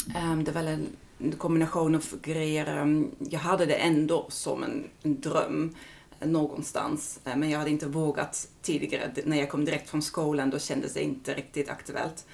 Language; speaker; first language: Swedish; non-native, fluent; Dutch